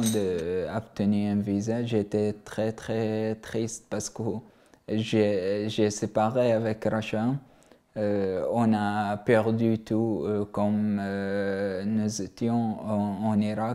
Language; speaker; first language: French; non-native, learner; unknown